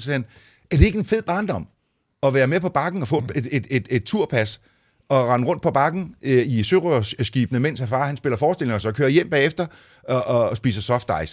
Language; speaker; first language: Danish; native; Danish